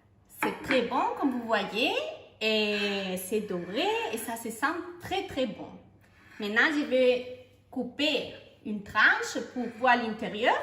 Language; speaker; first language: French; non-native, fluent; Spanish